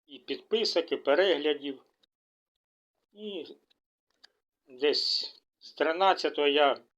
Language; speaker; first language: Ukrainian; non-native, local second language; Russian